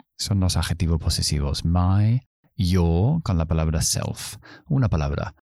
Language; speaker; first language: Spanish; non-native, fluent; English